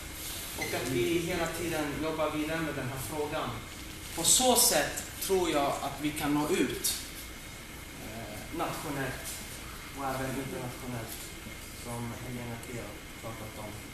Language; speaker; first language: Swedish; native; Swedish